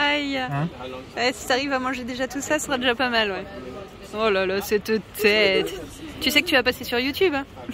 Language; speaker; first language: French; native; French